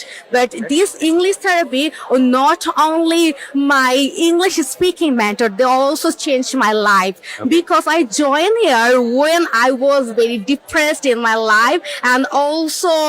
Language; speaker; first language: English; non-native, learner; Bangla